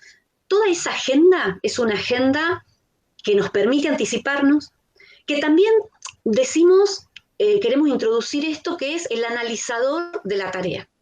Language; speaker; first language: Spanish; native; Spanish